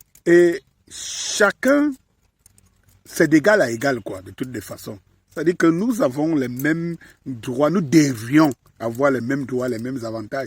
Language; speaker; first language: French; native; French